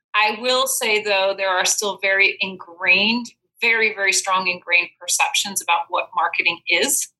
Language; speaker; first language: English; non-native, fluent; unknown